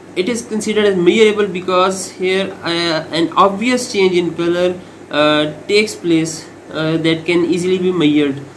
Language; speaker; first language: English; non-native, local second language; Urdu